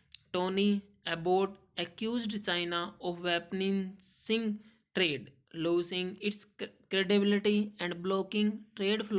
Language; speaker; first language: English; non-native, local second language; Hindi